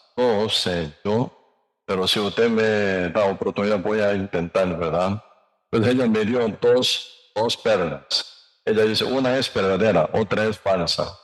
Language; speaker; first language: Spanish; non-native, learner; Korean